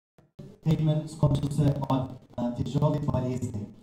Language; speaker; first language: Russian; non-native, fluent; English